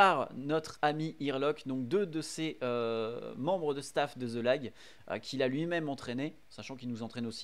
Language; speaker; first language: French; native; French